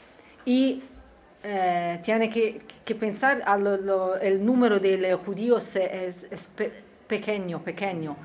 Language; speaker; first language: Spanish; non-native, learner; Italian